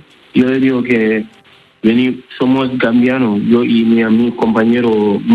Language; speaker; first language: Spanish; non-native, learner; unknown